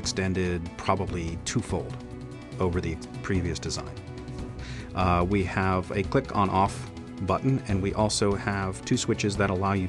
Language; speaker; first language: English; native; English